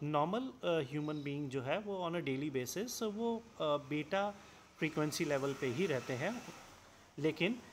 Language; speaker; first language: Hindi; non-native, local second language; Assamese